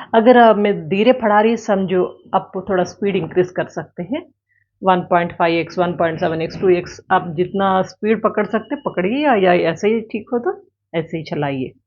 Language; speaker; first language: Hindi; native; Hindi